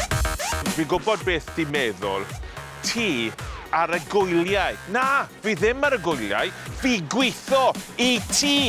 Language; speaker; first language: Welsh; non-native, learner; English